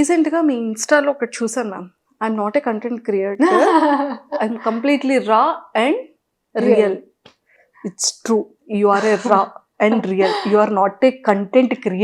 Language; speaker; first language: Telugu; native; Telugu